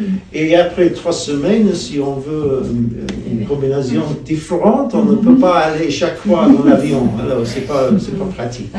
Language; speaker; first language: French; non-native, fluent; English